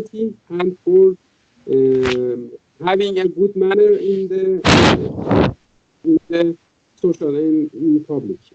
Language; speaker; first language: English; non-native, fluent; Persian